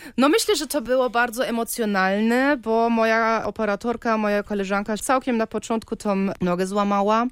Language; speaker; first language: Polish; early bilingual, heritage; Polish